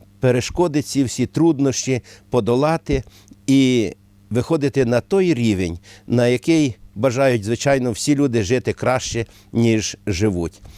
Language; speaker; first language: Ukrainian; native; Ukrainian